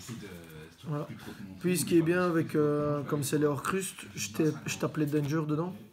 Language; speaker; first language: French; native; French